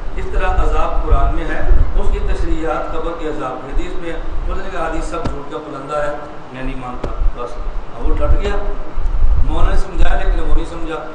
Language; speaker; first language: Urdu; non-native, local second language; Punjabi